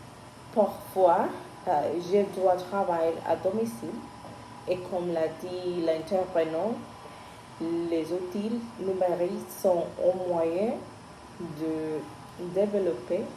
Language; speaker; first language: French; non-native, learner; Spanish